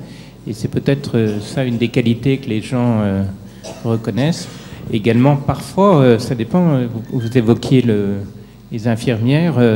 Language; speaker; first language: French; native; French